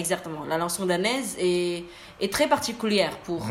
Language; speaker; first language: French; non-native, learner; Indonesian